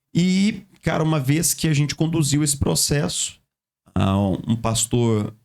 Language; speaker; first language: Portuguese; native; Portuguese